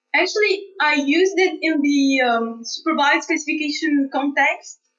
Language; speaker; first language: English; non-native, fluent; Arabic